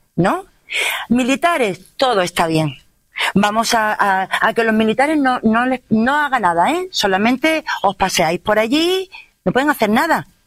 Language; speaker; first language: Spanish; native; Spanish